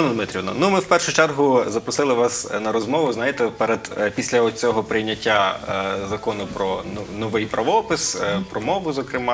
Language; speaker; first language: Ukrainian; native; Ukrainian